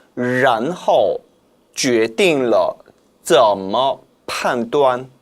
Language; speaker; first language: Chinese; non-native, fluent; Korean